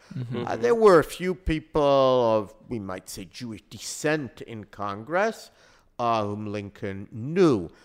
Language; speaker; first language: English; native; English